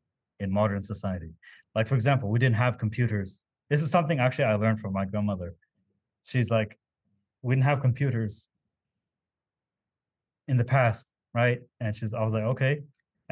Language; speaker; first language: English; early bilingual, other home language; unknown